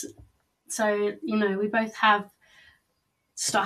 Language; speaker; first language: English; native; English